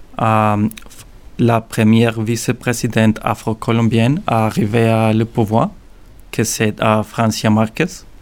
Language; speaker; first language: French; non-native, learner; Spanish